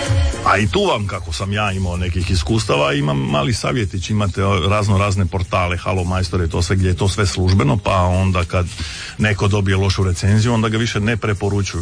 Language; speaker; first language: Serbian; native; Serbian